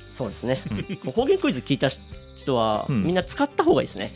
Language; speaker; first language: Japanese; native; Japanese